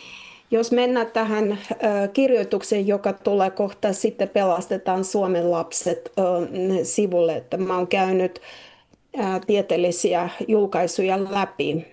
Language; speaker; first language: Finnish; non-native, fluent; Russian